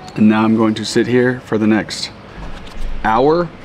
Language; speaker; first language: English; native; English